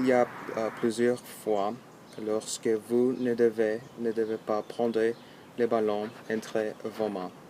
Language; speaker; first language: French; non-native, learner; English